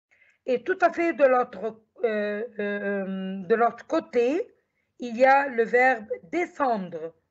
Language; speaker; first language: French; non-native, fluent; Arabic